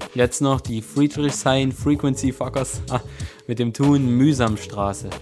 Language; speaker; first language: German; native; German